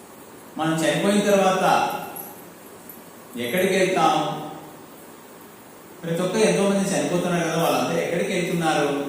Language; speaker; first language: Telugu; native; Telugu